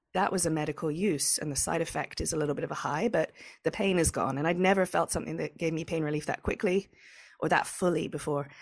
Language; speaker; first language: English; native; English